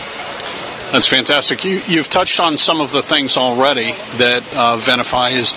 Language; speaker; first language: English; native; English